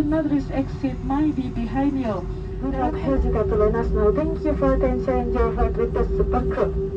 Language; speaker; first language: English; non-native, fluent; Indonesian